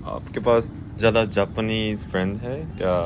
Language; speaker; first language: Hindi; non-native, fluent; Japanese